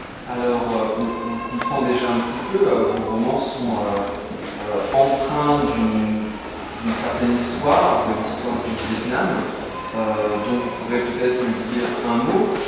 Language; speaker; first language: French; native; French